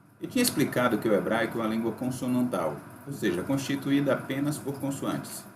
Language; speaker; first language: Portuguese; native; Portuguese